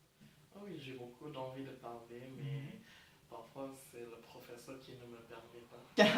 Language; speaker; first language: French; non-native, fluent; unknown